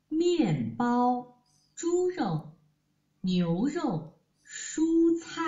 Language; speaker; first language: Chinese; non-native, learner; Vietnamese